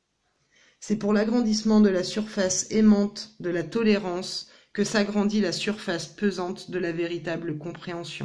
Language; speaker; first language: French; native; French